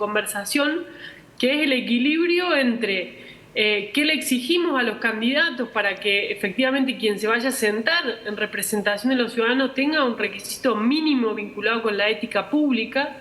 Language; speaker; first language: Spanish; native; Spanish